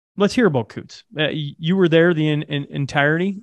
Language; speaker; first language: English; native; English